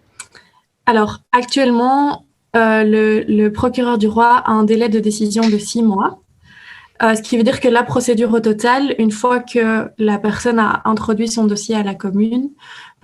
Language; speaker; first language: French; native; French